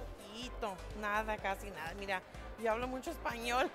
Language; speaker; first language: Spanish; early bilingual, heritage; Spanish